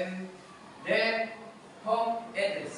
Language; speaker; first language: English; non-native, learner; Indonesian